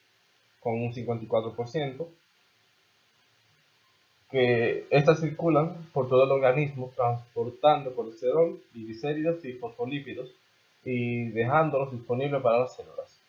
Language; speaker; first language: Spanish; native; Spanish